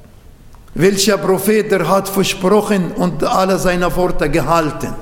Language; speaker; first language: German; non-native, learner; Arabic